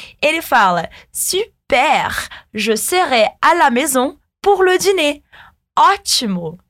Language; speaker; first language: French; non-native, fluent; Portuguese